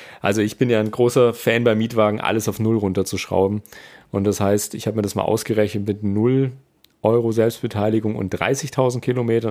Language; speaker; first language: German; native; German